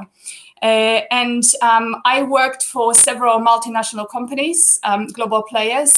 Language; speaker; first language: English; non-native, fluent; Polish